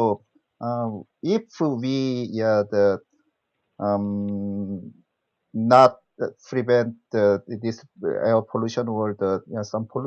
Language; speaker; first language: English; non-native, learner; Korean